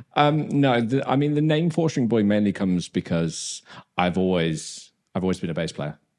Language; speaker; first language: English; native; English